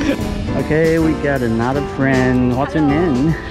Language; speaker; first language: English; non-native, fluent; Chinese